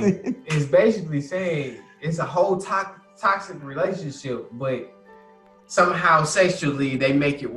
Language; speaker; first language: English; native; English